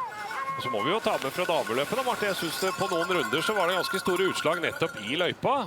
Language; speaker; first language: Norwegian; native; Norwegian